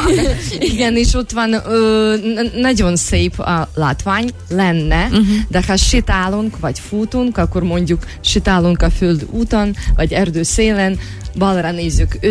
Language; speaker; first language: Hungarian; non-native, fluent; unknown